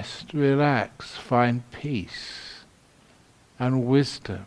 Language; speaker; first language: English; native; English